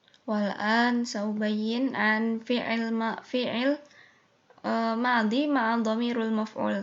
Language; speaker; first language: Arabic; non-native, fluent; Indonesian